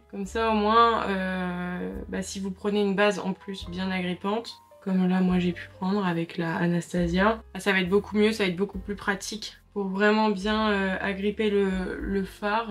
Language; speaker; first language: French; native; French